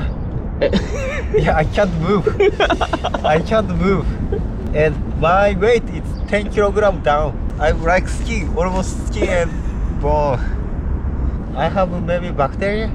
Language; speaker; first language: English; non-native, learner; Japanese